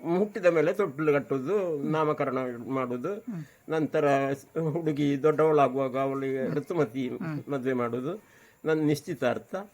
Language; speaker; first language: Kannada; non-native, local second language; Marathi